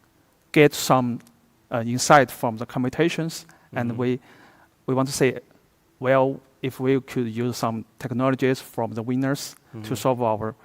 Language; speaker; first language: English; non-native, fluent; Chinese